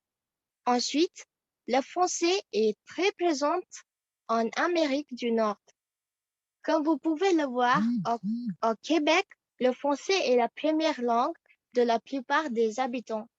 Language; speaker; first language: French; non-native, fluent; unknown